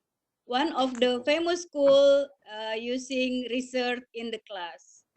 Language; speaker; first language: English; non-native, learner; Indonesian